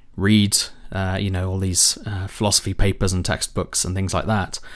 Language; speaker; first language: English; native; English